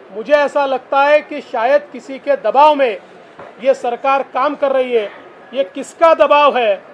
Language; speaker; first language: Hindi; non-native, local second language; Marathi